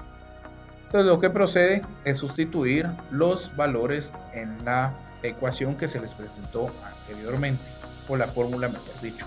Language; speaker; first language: Spanish; native; Spanish